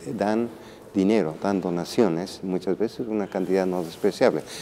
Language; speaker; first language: Spanish; native; Spanish